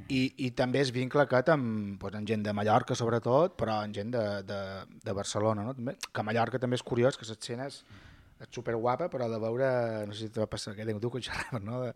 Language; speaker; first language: Catalan; native; Catalan